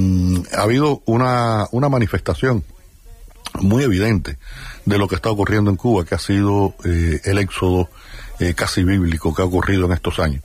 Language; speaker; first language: Spanish; native; Spanish